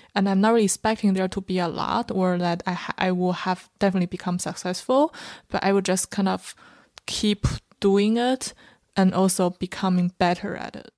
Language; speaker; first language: English; non-native, fluent; Chinese